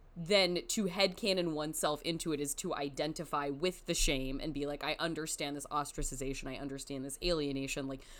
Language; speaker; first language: English; native; English